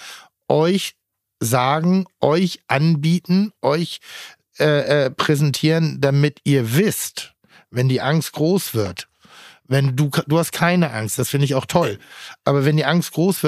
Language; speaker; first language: German; native; German